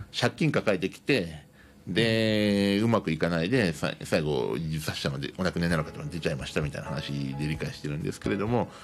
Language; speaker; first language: Japanese; native; Japanese